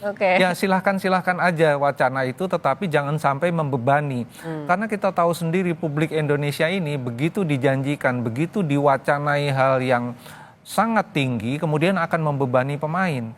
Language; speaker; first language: Indonesian; native; Indonesian